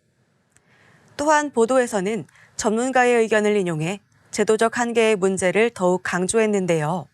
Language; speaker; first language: Korean; native; Korean